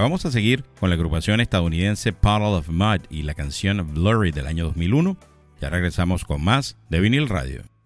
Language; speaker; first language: Spanish; native; Spanish